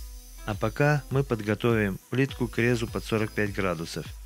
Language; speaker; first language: Russian; native; Russian